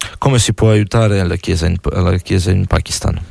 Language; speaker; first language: Italian; non-native, fluent; Polish